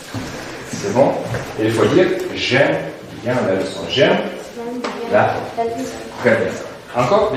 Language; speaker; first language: French; non-native, fluent; Russian